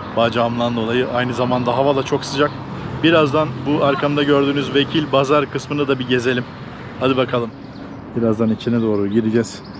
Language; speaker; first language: Turkish; native; Turkish